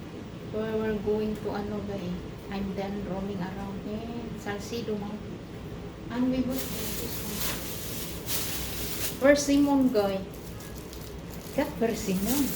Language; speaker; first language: English; non-native, learner; Filipino